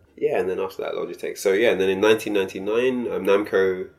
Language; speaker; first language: English; native; English